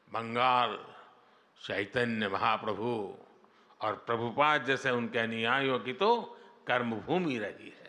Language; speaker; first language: Hindi; non-native, local second language; Gujarati